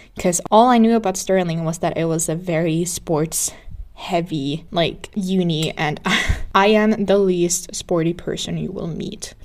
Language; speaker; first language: English; non-native, fluent; Finnish